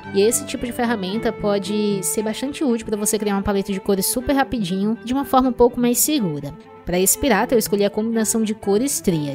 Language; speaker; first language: Portuguese; native; Portuguese